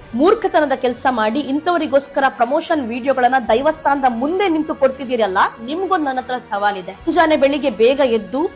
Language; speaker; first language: Kannada; non-native, local second language; Tulu